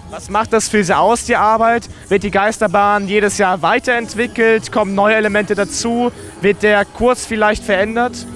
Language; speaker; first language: German; native; German